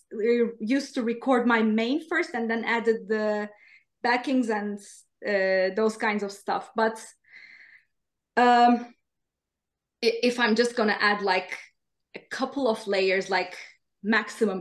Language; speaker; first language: English; non-native, fluent; Turkish